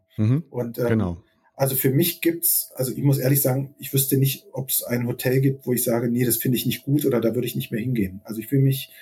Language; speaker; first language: German; native; German